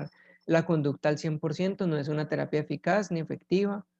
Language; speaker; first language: Spanish; native; Spanish